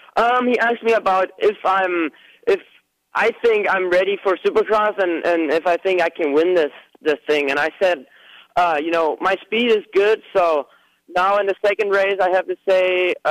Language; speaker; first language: English; non-native, fluent; German